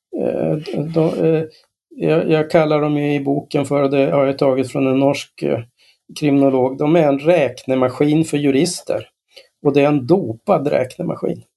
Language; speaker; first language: Swedish; native; Swedish